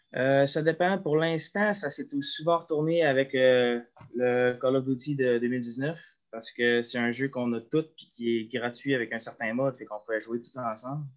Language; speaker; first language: French; native; French